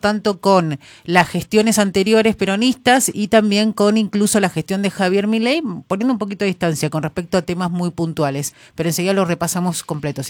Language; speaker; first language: Spanish; native; Spanish